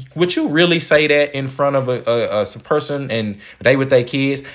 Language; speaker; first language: English; native; English